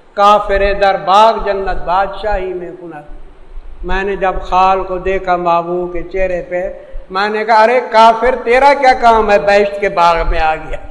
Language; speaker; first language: Urdu; non-native, local second language; Saraiki